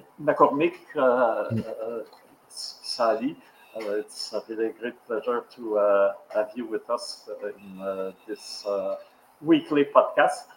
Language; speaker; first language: English; non-native, local second language; French